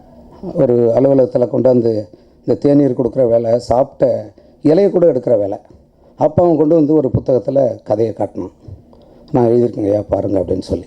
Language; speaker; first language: Tamil; native; Tamil